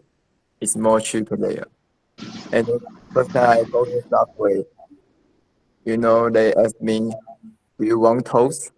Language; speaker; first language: English; non-native, learner; Chinese